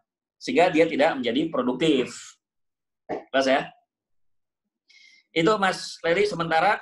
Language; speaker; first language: Indonesian; native; Indonesian